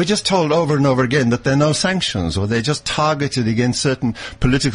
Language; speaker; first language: English; native; English